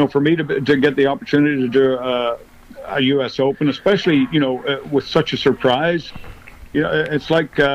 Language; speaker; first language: English; native; English